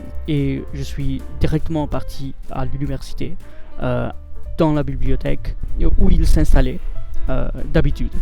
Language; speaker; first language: French; non-native, fluent; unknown